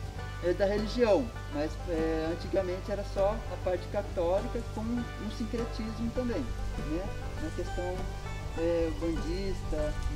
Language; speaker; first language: Portuguese; native; Portuguese